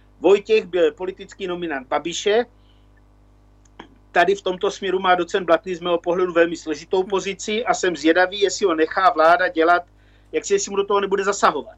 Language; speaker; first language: Czech; native; Czech